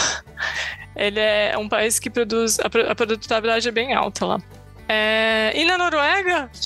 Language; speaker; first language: Portuguese; native; Portuguese